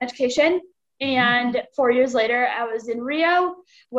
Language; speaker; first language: English; native; English